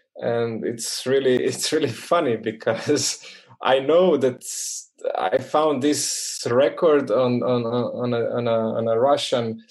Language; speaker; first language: English; non-native, fluent; Croatian